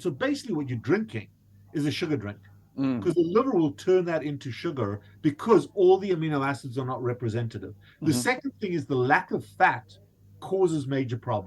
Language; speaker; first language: English; native; English